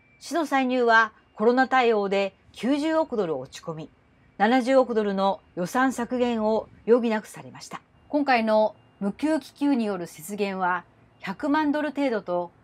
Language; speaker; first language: Japanese; native; Japanese